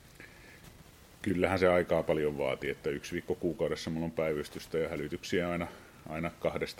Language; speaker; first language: Finnish; native; Finnish